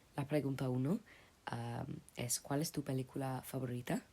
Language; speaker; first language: Spanish; non-native, learner; English